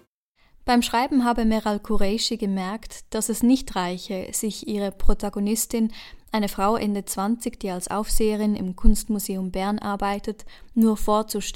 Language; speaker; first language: German; native; German